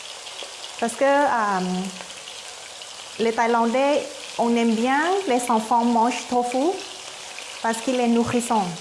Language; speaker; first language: French; non-native, learner; Thai